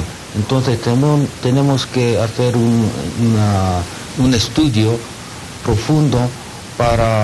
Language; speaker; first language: Spanish; non-native, learner; Japanese